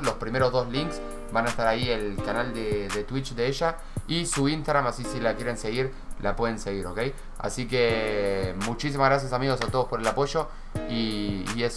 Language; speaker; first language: Spanish; native; Spanish